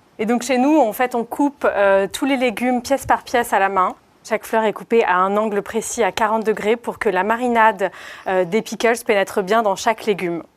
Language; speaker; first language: French; native; French